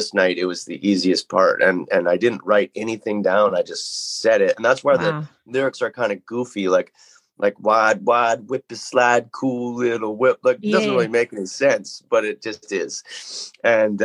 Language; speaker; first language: English; native; English